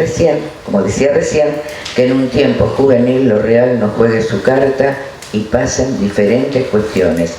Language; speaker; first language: Spanish; native; Spanish